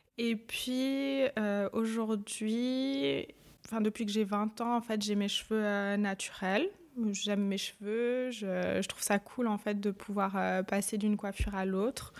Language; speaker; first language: French; native; French